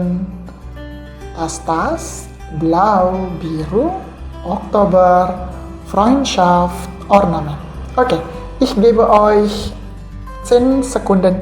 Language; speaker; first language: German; non-native, fluent; Indonesian